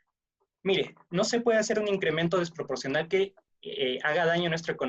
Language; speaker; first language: Spanish; native; Spanish